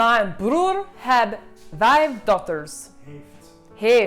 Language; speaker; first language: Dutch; non-native, learner; English